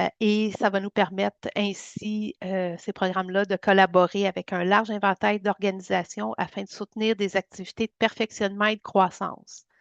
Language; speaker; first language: French; native; French